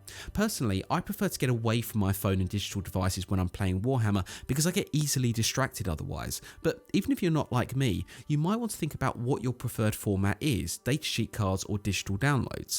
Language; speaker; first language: English; native; English